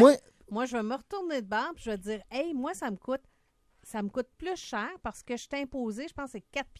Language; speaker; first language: French; native; French